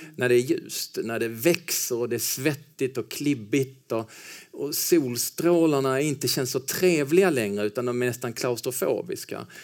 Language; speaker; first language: Swedish; native; Swedish